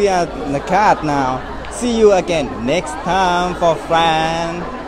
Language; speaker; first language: English; non-native, learner; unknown